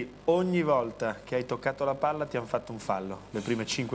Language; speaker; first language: Italian; native; Italian